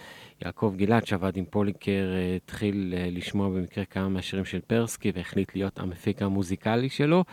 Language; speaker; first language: Hebrew; native; Hebrew